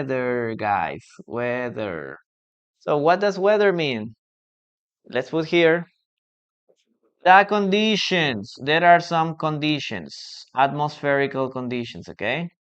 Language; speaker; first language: English; non-native, fluent; Spanish